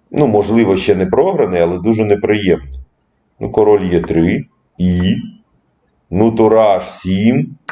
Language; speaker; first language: Ukrainian; non-native, local second language; Russian